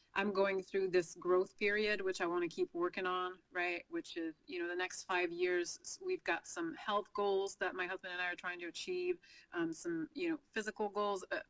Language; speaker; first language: English; non-native, fluent; French